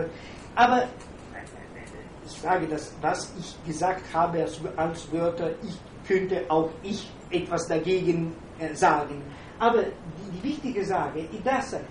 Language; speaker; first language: German; non-native, fluent; Italian